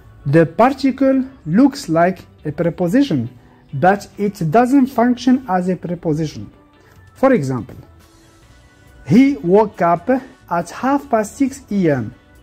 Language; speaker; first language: English; non-native, fluent; Arabic